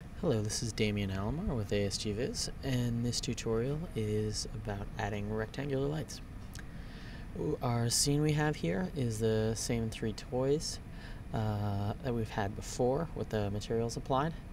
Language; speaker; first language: English; native; English